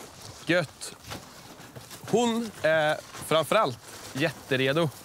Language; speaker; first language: Swedish; native; Swedish